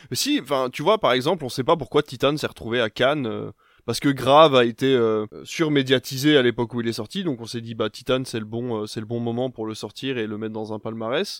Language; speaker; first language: French; native; French